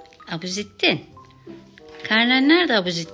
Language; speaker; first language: Turkish; native; Turkish